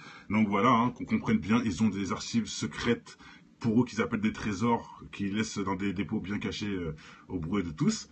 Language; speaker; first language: French; native; French